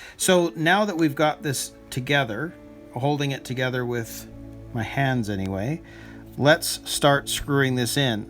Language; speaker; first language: English; native; English